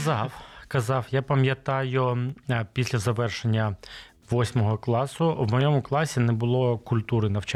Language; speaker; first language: Ukrainian; non-native, local second language; Russian